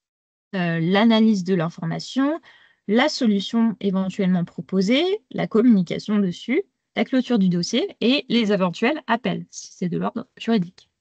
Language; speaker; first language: French; native; French